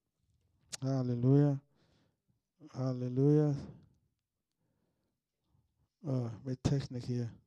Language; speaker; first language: German; non-native, fluent; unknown